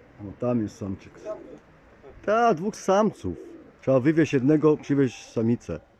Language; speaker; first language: Polish; native; Polish